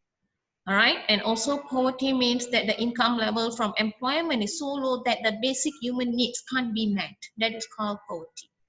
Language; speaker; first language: English; non-native, local second language; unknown